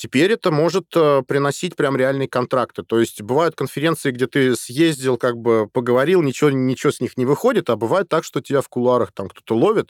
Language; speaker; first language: Russian; native; Russian